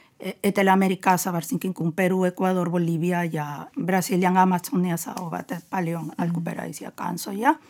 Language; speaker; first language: Finnish; non-native, fluent; Spanish